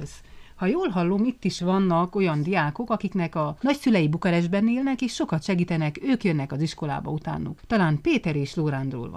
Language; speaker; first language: Hungarian; native; Hungarian